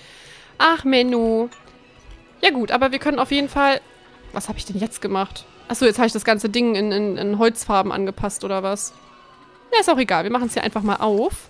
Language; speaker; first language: German; native; German